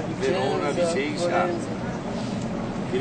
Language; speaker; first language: Italian; native; Italian